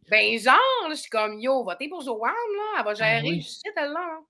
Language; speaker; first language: French; native; French